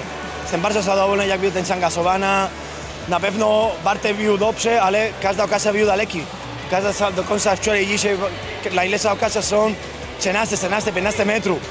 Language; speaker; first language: Polish; non-native, learner; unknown